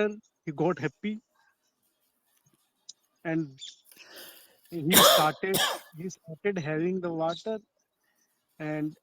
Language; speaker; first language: English; non-native, learner; Hindi